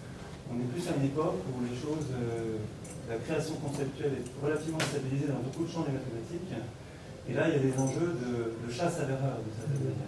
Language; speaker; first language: French; native; French